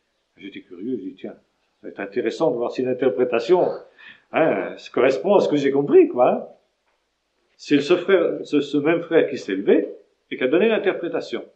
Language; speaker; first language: French; native; French